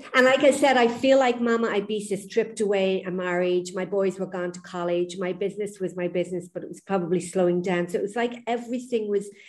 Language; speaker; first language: English; native; English